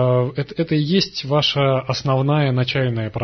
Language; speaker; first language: Russian; native; Russian